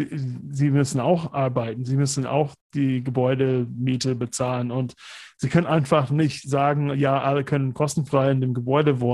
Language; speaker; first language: German; non-native, fluent; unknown